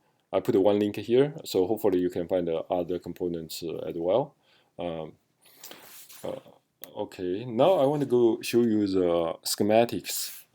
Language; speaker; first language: English; non-native, fluent; Chinese